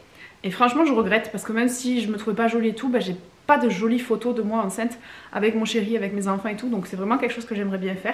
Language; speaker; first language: French; native; French